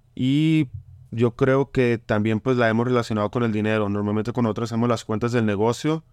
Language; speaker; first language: Spanish; native; Spanish